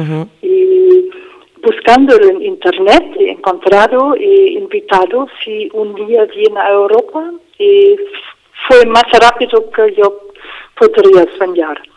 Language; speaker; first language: Spanish; non-native, fluent; English